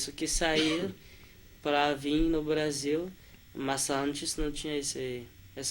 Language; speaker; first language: Portuguese; non-native, fluent; Haitian Creole